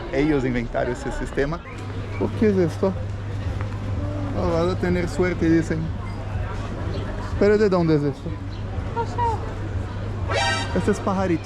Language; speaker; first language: Spanish; non-native, fluent; Portuguese